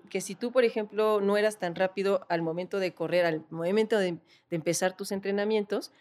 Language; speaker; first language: Spanish; native; Spanish